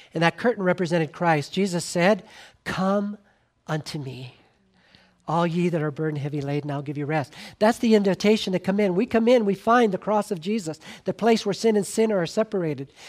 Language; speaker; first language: English; native; English